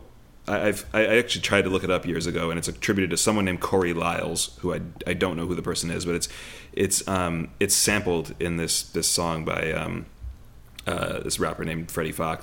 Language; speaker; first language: English; native; English